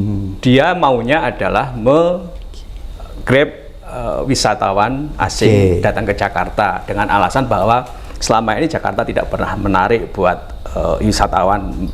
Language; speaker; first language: Indonesian; native; Indonesian